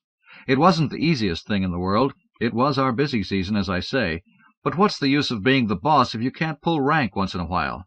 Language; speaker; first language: English; native; English